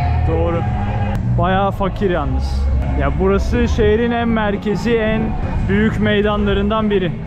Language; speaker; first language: Turkish; native; Turkish